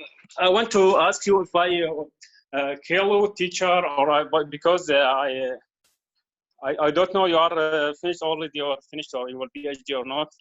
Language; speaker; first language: English; non-native, local second language; Arabic